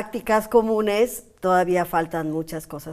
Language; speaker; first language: Spanish; native; Spanish